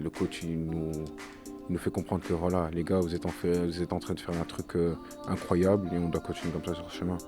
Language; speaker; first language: French; native; French